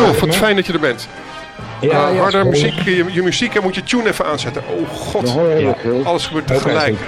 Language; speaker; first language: Dutch; native; Dutch